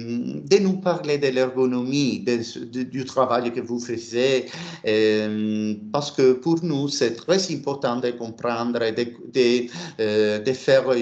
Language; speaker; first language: French; non-native, fluent; Italian